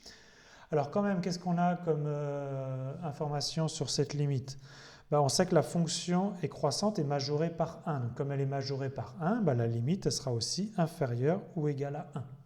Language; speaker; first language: French; native; French